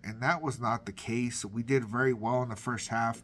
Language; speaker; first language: English; native; English